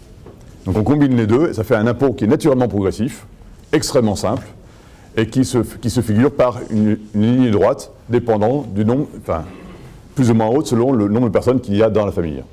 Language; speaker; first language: French; native; French